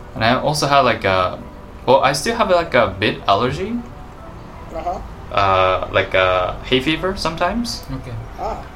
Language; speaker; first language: English; non-native, fluent; Japanese